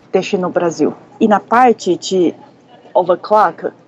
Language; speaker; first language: Portuguese; non-native, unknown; Chinese